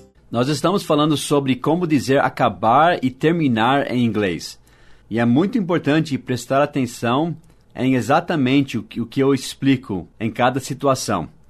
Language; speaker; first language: Portuguese; non-native, fluent; English